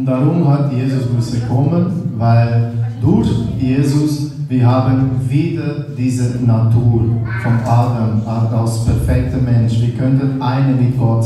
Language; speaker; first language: German; non-native, learner; Portuguese